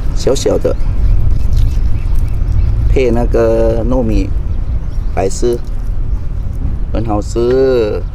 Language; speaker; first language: Chinese; non-native, learner; Thai